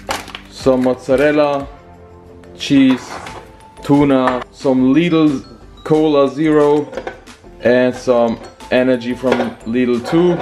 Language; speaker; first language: English; non-native, fluent; German